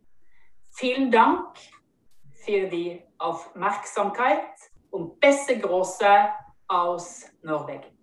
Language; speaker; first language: German; non-native, fluent; Norwegian